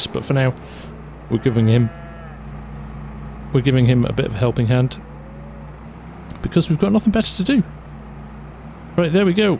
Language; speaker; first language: English; native; English